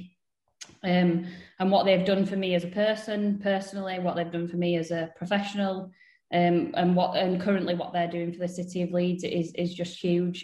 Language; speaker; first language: English; native; English